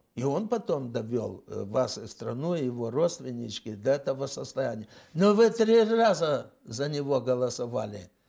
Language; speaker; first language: Russian; native; Russian